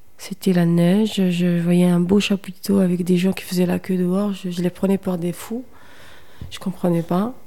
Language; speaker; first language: French; non-native, local second language; Kabyle